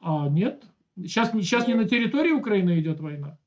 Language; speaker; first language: Russian; native; Russian